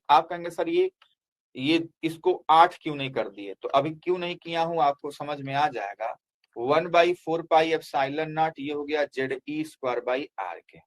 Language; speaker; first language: Hindi; native; Hindi